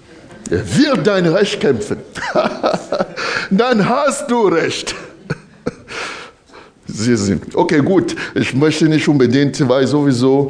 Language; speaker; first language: German; non-native, fluent; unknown